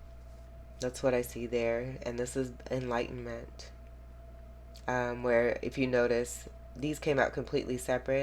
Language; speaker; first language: English; native; English